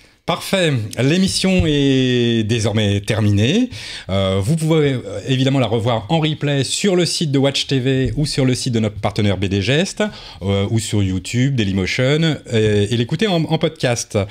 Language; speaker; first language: French; native; French